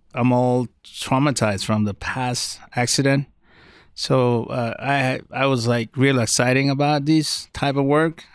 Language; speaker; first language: English; non-native, fluent; Arabic